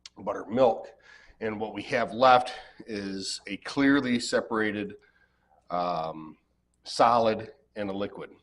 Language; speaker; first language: English; native; English